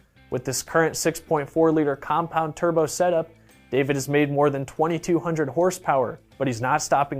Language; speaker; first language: English; native; English